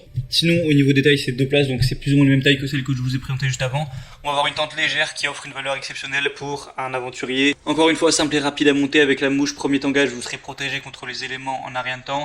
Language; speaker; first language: French; native; French